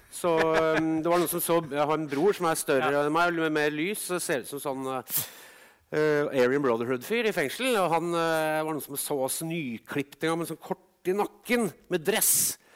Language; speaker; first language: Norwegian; native; Norwegian